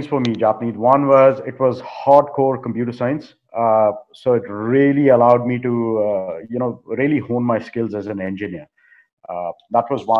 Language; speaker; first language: English; non-native, local second language; Hindi